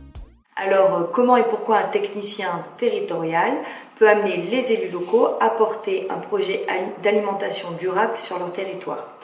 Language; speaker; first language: French; native; French